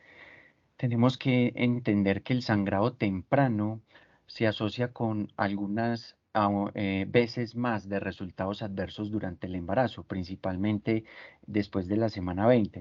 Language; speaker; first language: Spanish; native; Spanish